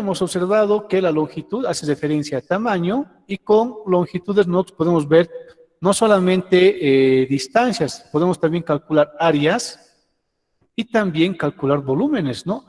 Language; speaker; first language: Spanish; native; Spanish